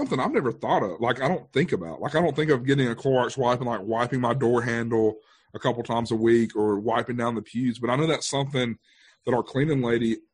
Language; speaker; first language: English; native; English